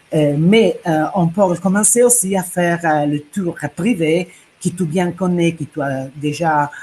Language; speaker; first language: French; non-native, fluent; Italian